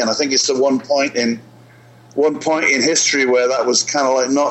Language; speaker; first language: English; native; English